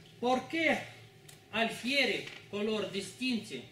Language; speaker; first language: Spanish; non-native, fluent; Russian